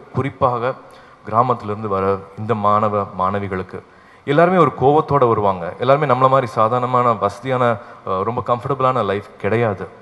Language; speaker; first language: Tamil; native; Tamil